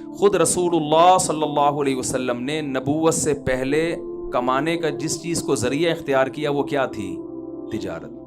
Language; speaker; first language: Urdu; native; Urdu